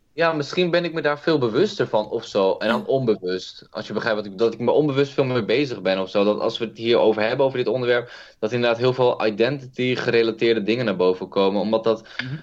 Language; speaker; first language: Dutch; early bilingual, other home language; Kurdish